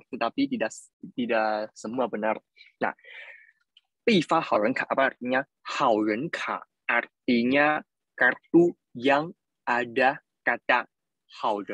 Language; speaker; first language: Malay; non-native, fluent; Chinese